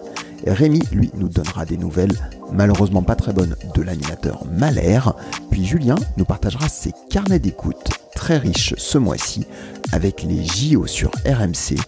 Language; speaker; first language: French; native; French